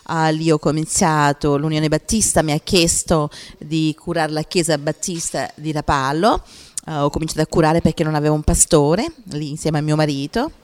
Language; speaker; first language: Italian; non-native, fluent; Portuguese